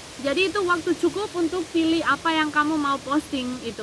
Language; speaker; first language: Indonesian; non-native, fluent; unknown